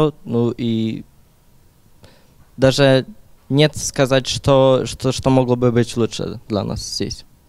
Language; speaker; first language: Russian; non-native, learner; Polish